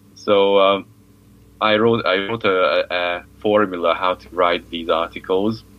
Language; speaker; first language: English; non-native, fluent; Hungarian